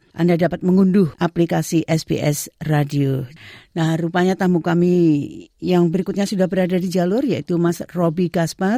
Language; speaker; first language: Indonesian; native; Indonesian